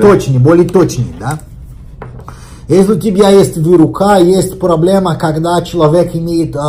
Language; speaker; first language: Russian; non-native, learner; Portuguese